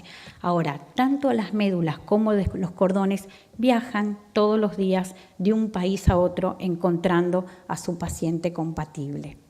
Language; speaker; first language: Spanish; native; Spanish